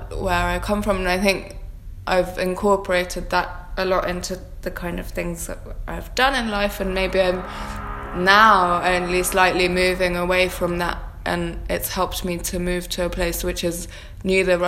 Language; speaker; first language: English; native; English